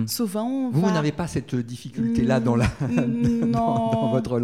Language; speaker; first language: French; native; French